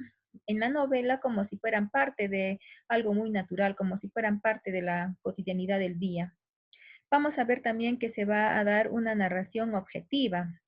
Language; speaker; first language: Spanish; native; Spanish